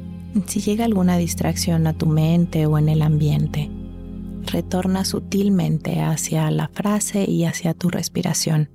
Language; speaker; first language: Spanish; native; Spanish